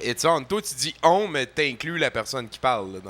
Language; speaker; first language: French; native; French